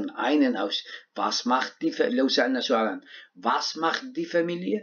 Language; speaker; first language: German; non-native, fluent; Arabic